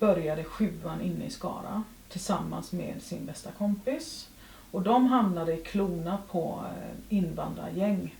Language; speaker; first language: Swedish; native; Swedish